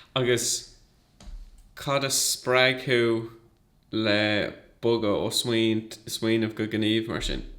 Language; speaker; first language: Irish; non-native, local second language; English